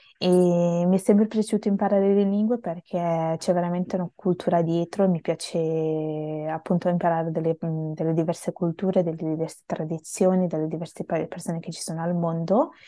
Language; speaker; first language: Italian; early bilingual, other home language; Bangla